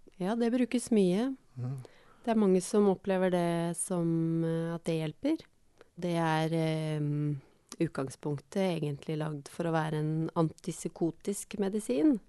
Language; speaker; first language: Norwegian; native; Norwegian